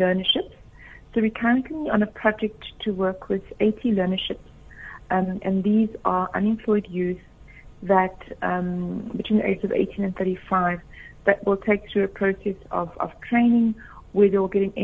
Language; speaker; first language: English; native; English